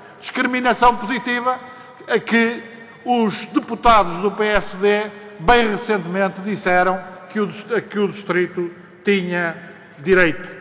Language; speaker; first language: Portuguese; native; Portuguese